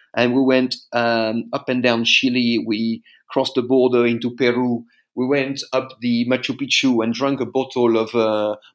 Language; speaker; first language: English; non-native, fluent; French